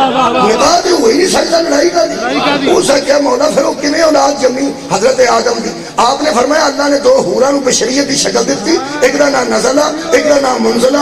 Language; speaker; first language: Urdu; non-native, local second language; Punjabi